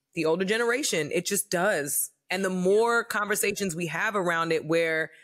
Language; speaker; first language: English; native; English